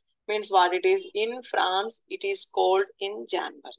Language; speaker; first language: English; non-native, local second language; Telugu